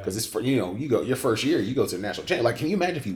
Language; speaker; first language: English; native; English